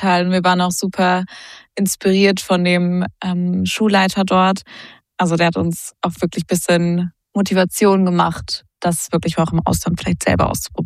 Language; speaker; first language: German; native; German